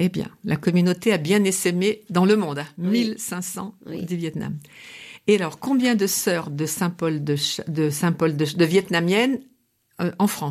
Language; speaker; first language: French; native; French